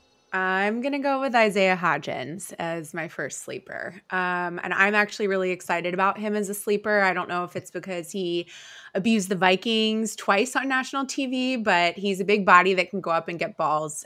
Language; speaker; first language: English; native; English